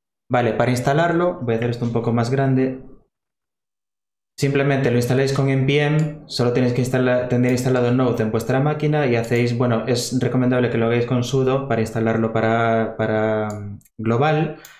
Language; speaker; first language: Spanish; native; Spanish